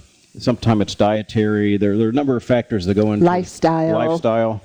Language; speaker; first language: English; native; English